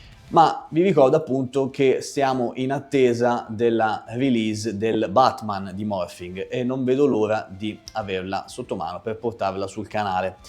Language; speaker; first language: Italian; native; Italian